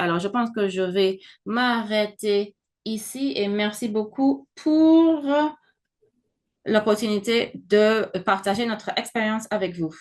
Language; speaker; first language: French; non-native, fluent; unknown